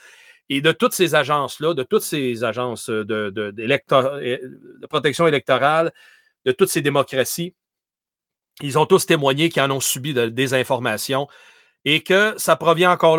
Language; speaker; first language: French; native; French